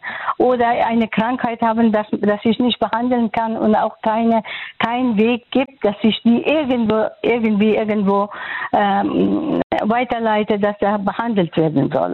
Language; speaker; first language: German; non-native, fluent; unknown